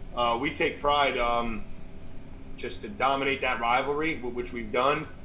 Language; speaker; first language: English; native; English